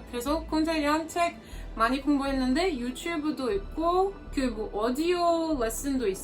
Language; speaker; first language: Korean; non-native, fluent; French